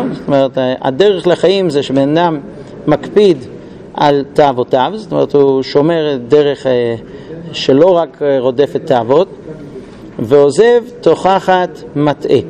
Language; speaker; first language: Hebrew; non-native, fluent; English